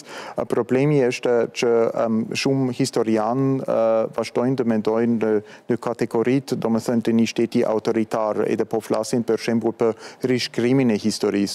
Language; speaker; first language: Albanian; non-native, fluent; German